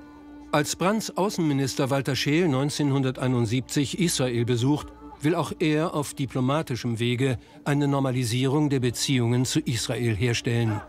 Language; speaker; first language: German; native; German